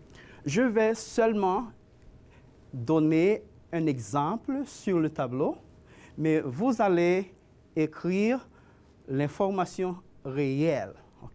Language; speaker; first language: French; non-native, fluent; Spanish